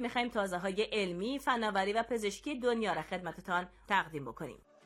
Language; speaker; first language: Persian; native; Persian